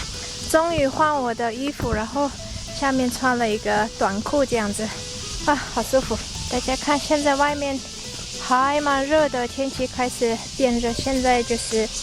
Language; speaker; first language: Chinese; non-native, fluent; Mongolian